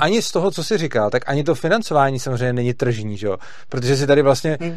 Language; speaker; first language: Czech; native; Czech